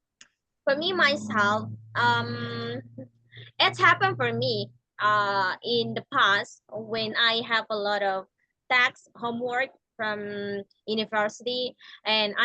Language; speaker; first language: English; non-native, learner; Indonesian